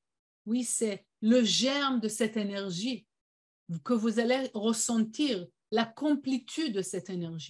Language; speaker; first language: French; non-native, fluent; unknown